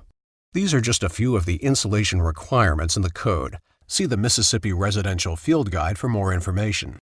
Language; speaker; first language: English; native; English